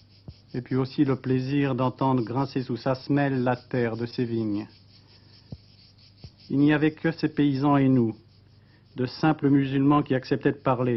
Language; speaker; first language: French; native; French